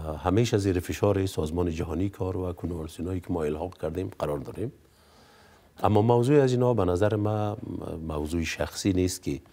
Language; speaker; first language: Persian; native; Persian